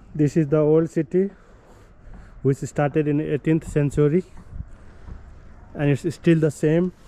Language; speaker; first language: English; non-native, fluent; Nepali